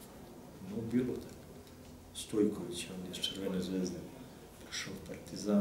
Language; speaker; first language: Russian; non-native, learner; Serbian